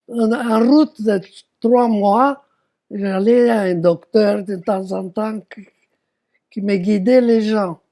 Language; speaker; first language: French; non-native, fluent; Romanian